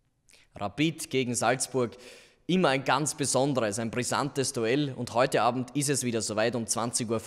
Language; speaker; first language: German; native; German